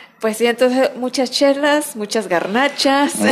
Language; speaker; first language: Spanish; native; Spanish